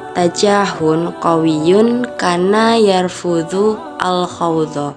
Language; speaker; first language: Arabic; non-native, learner; Indonesian